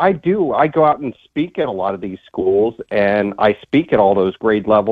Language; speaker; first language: English; native; English